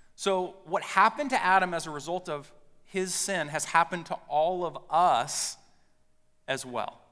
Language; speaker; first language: English; native; English